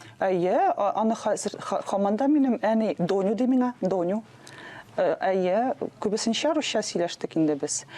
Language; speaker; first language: Tatar; non-native, local second language; Russian